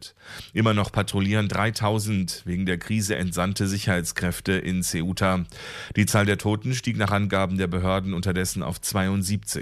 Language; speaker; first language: German; native; German